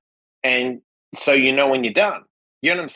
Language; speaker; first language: English; native; English